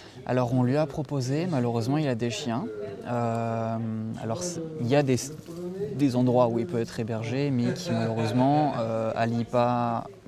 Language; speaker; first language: French; native; French